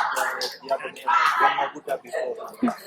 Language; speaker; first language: English; non-native, learner; Vietnamese